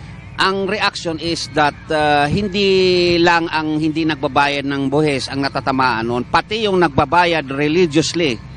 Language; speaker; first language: Filipino; native; Filipino